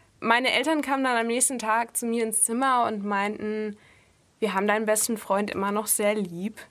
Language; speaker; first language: German; early bilingual, other home language; Russian